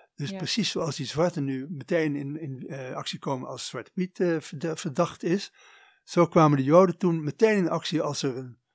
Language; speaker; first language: Dutch; native; Dutch